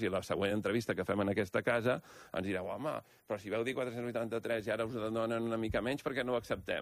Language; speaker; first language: Catalan; native; Catalan